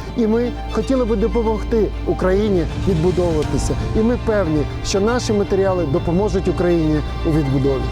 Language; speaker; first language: Ukrainian; native; Ukrainian